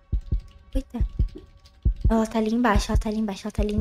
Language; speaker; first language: Portuguese; native; Portuguese